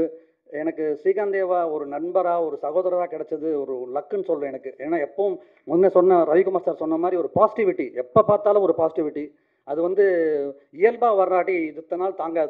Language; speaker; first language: Tamil; native; Tamil